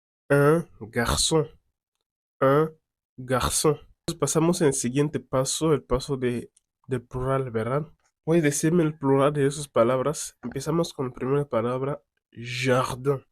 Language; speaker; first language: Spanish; non-native, fluent; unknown